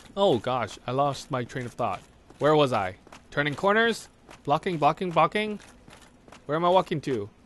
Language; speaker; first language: English; non-native, local second language; Cantonese